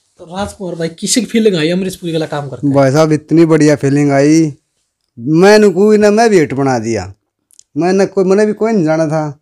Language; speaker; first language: Hindi; native; Hindi